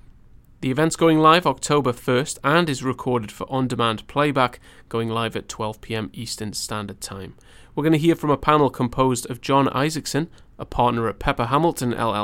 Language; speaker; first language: English; native; English